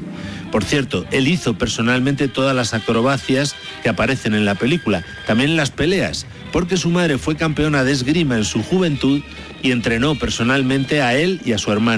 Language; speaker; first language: Spanish; native; Spanish